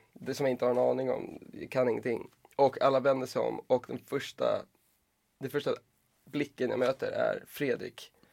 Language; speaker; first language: Swedish; native; Swedish